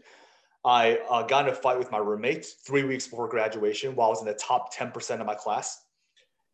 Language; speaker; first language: English; early bilingual, other home language; Chinese